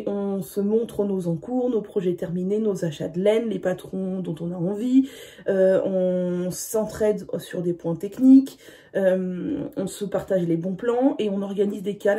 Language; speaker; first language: French; native; French